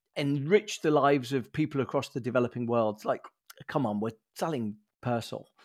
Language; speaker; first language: English; native; English